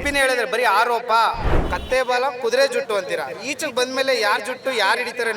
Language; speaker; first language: Kannada; native; Kannada